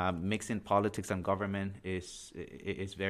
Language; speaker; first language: English; non-native, fluent; Spanish